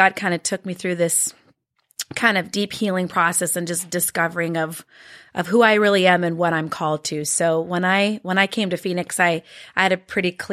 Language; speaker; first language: English; early bilingual, other home language; Norwegian